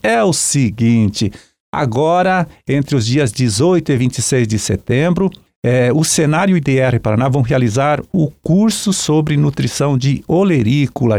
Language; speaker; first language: Portuguese; native; Portuguese